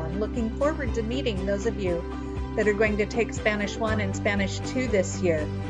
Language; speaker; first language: English; native; English